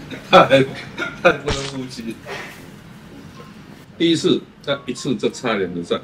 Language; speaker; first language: Chinese; native; Chinese